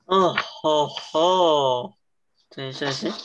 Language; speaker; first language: Chinese; early bilingual, heritage; English